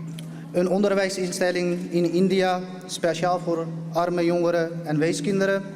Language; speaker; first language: Dutch; early bilingual, other home language; Urdu